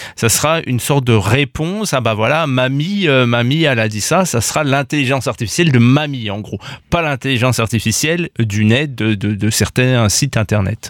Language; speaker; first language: French; native; French